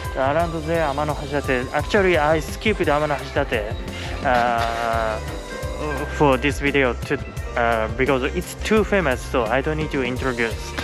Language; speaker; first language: English; non-native, learner; Japanese